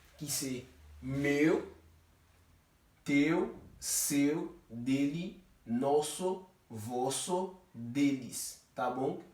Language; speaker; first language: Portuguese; non-native, fluent; Haitian Creole